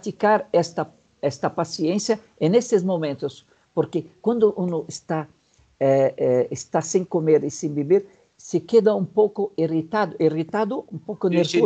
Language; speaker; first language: Spanish; non-native, fluent; Portuguese